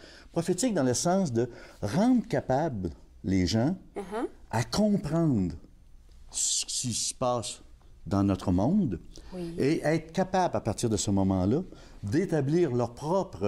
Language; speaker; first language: French; native; French